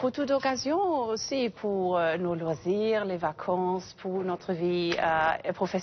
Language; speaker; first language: French; non-native, learner; English